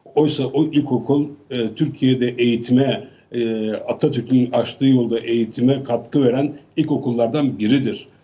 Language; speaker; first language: Turkish; native; Turkish